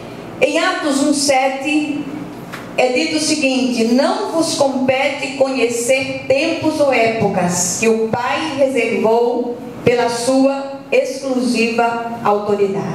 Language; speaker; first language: Portuguese; native; Portuguese